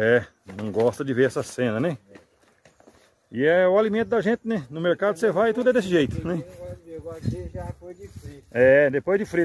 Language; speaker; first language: Portuguese; native; Portuguese